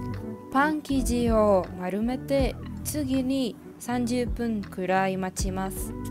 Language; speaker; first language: Japanese; non-native, learner; Spanish